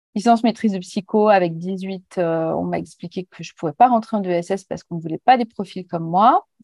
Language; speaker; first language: French; native; French